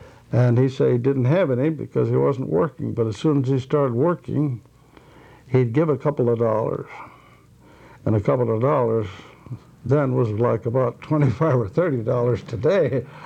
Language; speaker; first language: English; native; English